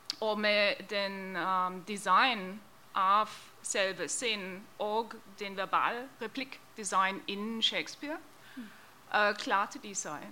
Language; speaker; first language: Norwegian; non-native, fluent; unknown